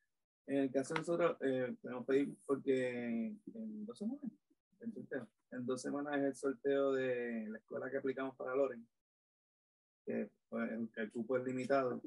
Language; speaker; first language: Spanish; native; Spanish